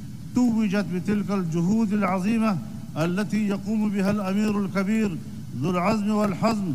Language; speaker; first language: Arabic; non-native, fluent; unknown